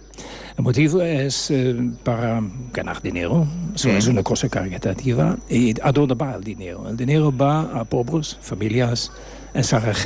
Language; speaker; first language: Spanish; non-native, learner; Dutch